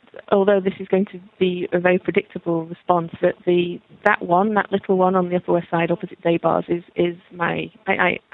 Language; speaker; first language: English; native; English